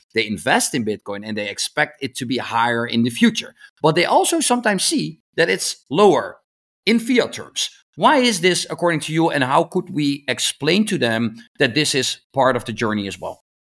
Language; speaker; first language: English; non-native, fluent; Dutch